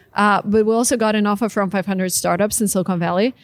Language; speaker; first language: English; non-native, fluent; Russian